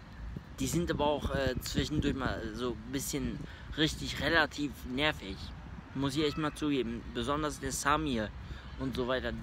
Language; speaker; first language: German; early bilingual, other home language; Turkish